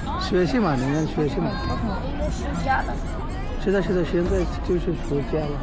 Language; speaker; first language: Chinese; non-native, fluent; Bangla